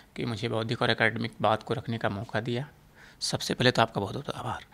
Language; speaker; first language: Hindi; native; Hindi